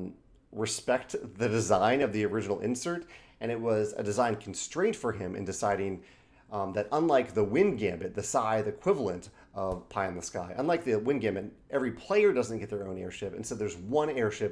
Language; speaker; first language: English; native; English